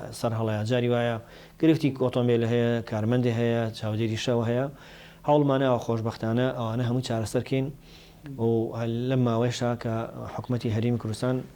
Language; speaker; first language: Central Kurdish; native; Central Kurdish